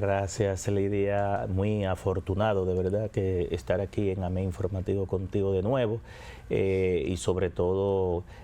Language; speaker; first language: Spanish; native; Spanish